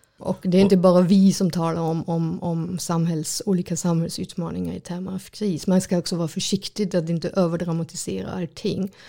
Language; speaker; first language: Swedish; non-native, fluent; German